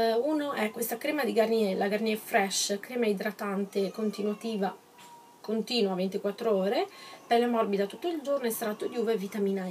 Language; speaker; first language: Italian; native; Italian